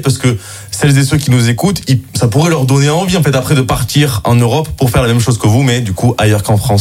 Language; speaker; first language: French; native; French